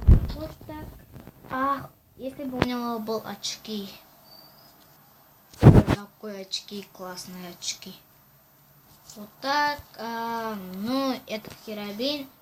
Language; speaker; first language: Russian; non-native, local second language; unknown